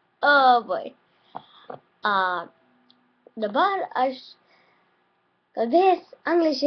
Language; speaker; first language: Lithuanian; early bilingual, heritage; Lithuanian